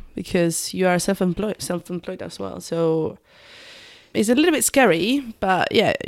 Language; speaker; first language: English; non-native, fluent; Spanish